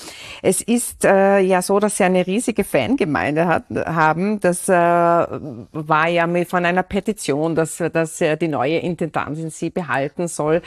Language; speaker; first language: German; native; German